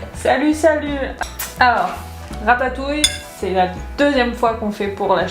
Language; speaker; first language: French; native; French